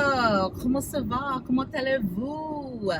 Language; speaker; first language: French; non-native, learner; English